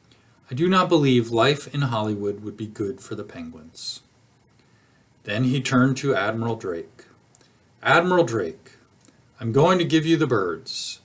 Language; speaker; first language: English; native; English